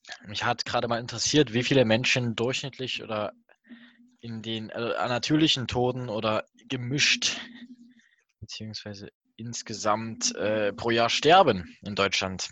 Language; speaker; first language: German; native; German